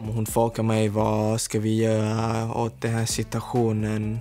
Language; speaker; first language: Swedish; non-native, learner; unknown